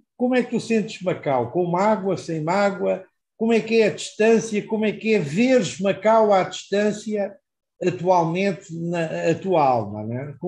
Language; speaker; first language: Portuguese; native; Portuguese